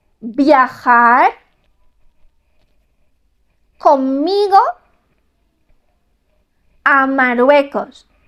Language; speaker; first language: Spanish; non-native, fluent; Arabic